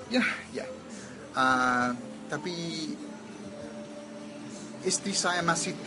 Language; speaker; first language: Indonesian; non-native, learner; English